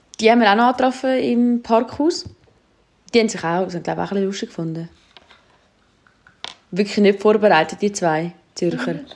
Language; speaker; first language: German; native; German